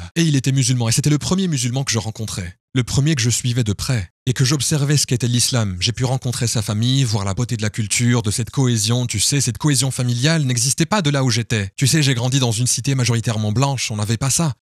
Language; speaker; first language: French; non-native, fluent; English